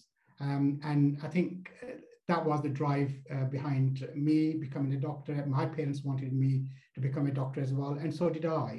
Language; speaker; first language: English; non-native, local second language; Punjabi